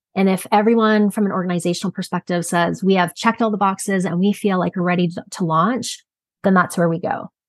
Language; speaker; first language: English; native; English